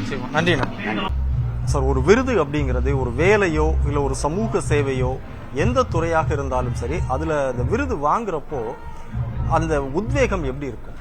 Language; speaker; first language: Tamil; native; Tamil